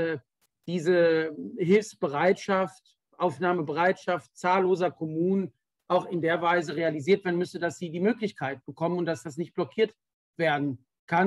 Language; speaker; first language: German; native; German